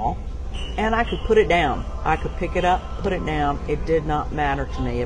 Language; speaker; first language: English; native; English